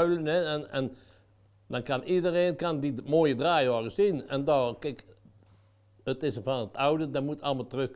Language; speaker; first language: Dutch; native; Dutch